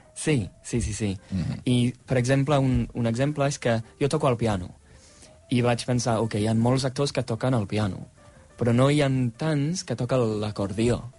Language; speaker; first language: Catalan; non-native, fluent; English